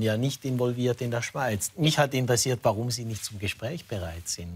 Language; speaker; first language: German; native; German